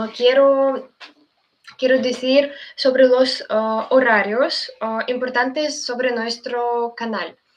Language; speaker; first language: Spanish; non-native, fluent; Russian